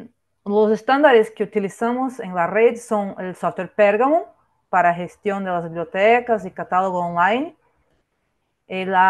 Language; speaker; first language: Spanish; non-native, fluent; Portuguese